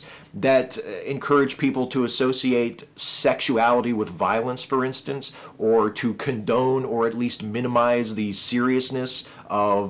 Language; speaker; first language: English; native; English